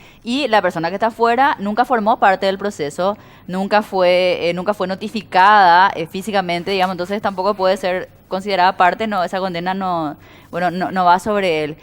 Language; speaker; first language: Spanish; native; Spanish